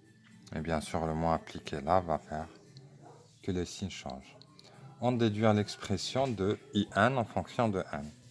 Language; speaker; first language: French; native; French